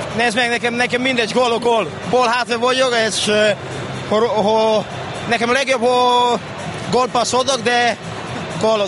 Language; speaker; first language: Hungarian; non-native, learner; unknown